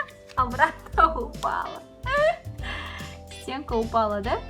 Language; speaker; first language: Russian; non-native, local second language; Kazakh